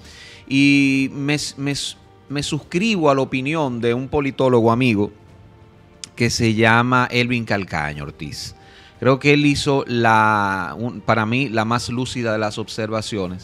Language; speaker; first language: Spanish; native; Spanish